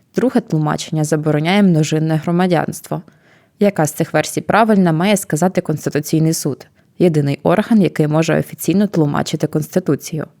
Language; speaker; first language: Ukrainian; native; Ukrainian